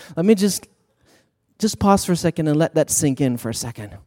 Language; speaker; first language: English; non-native, fluent; Swedish